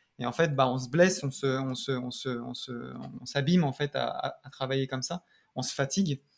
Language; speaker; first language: French; native; French